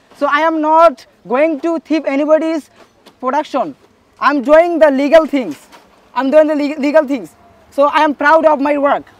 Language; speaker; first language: English; non-native, local second language; Bangla